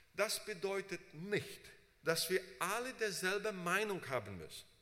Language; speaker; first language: German; early bilingual, heritage; Portuguese